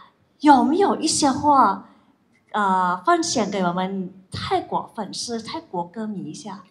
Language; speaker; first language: Chinese; non-native, fluent; Thai